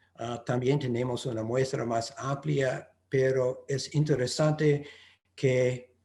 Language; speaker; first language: Spanish; non-native, fluent; English